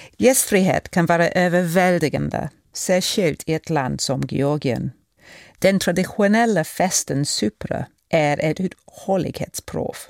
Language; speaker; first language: Swedish; non-native, fluent; English